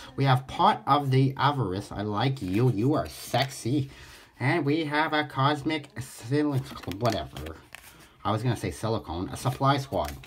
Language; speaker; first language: English; native; English